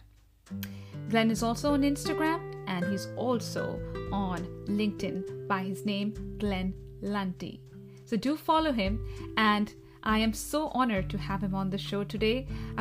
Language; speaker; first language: English; non-native, local second language; Urdu